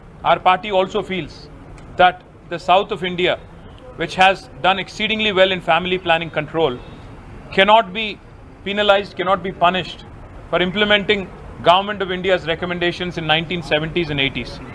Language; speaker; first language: English; non-native, local second language; Telugu